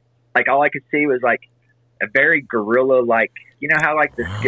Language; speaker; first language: English; native; English